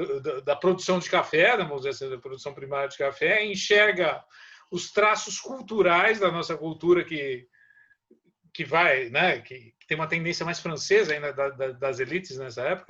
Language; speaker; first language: Portuguese; native; Portuguese